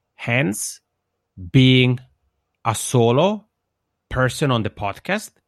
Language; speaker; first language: English; non-native, fluent; Italian